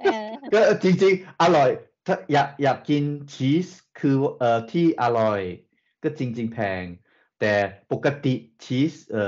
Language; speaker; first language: Thai; non-native, learner; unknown